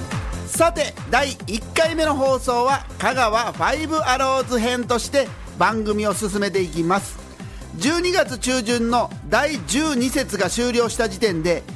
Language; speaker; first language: Japanese; native; Japanese